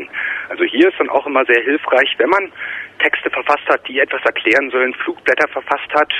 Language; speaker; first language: German; native; German